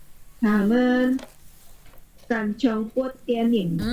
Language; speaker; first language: Chinese; non-native, learner; Indonesian